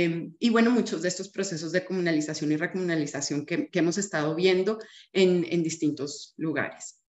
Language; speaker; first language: Spanish; native; Spanish